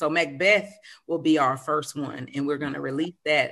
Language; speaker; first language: English; native; English